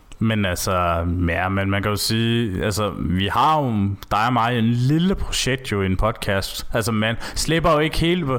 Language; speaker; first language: Danish; native; Danish